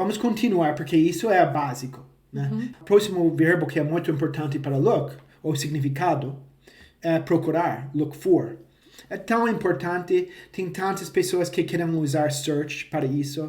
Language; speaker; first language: Portuguese; non-native, fluent; English